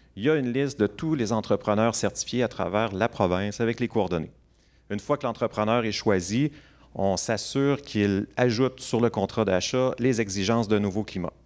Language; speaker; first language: French; native; French